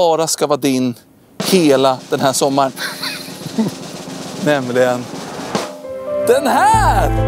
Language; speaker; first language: Swedish; native; Swedish